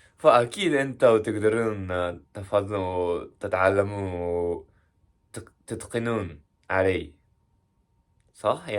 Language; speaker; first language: Arabic; non-native, learner; Japanese